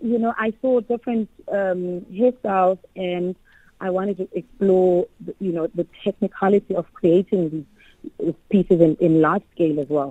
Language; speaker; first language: English; non-native, local second language; Xhosa